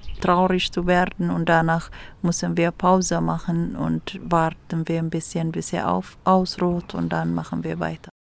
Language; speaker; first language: German; non-native, fluent; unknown